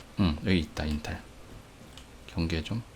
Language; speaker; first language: Korean; native; Korean